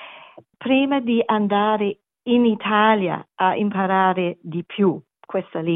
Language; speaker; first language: Italian; non-native, learner; German